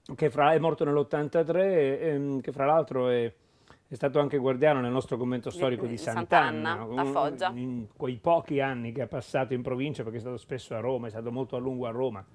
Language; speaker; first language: Italian; native; Italian